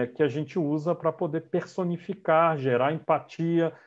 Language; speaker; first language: Portuguese; native; Portuguese